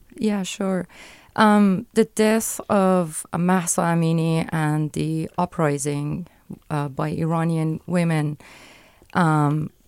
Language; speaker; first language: English; non-native, fluent; Persian